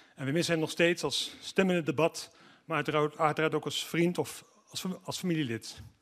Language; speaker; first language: Dutch; native; Dutch